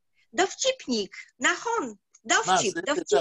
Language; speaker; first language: Hebrew; non-native, learner; Polish